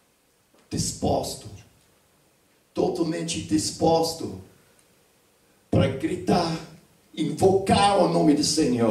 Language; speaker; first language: Portuguese; non-native, fluent; English